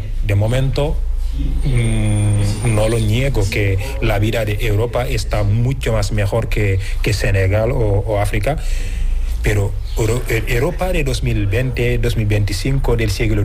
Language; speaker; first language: Spanish; non-native, fluent; Wolof